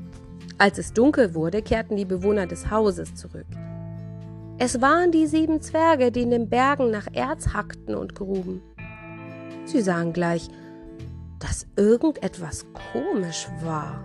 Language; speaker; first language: German; native; German